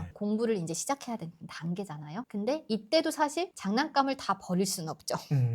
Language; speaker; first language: Korean; native; Korean